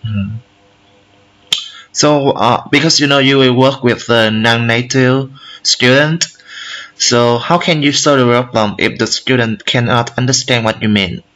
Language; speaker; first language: English; non-native, learner; Vietnamese